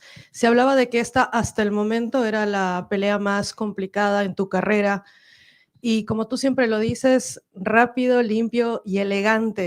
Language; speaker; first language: Spanish; native; Spanish